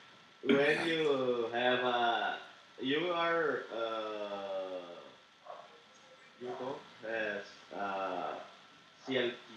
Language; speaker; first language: English; non-native, learner; Portuguese